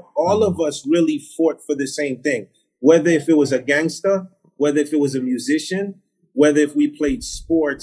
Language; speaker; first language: English; early bilingual, other home language; Haitian Creole